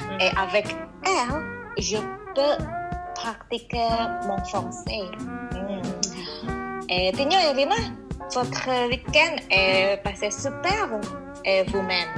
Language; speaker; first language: French; non-native, learner; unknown